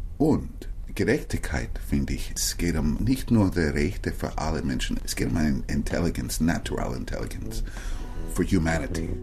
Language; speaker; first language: German; non-native, fluent; English